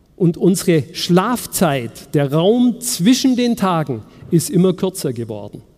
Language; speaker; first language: German; native; German